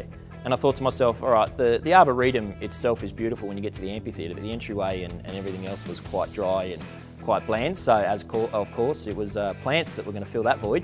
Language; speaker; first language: English; native; English